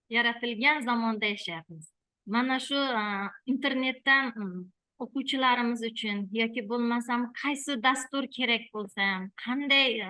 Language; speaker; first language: Uzbek; native; Uzbek